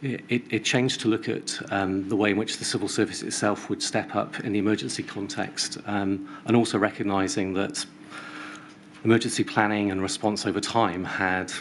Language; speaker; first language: English; native; English